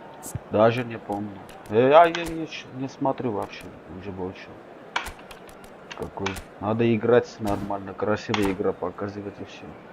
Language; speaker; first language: Russian; non-native, local second language; Armenian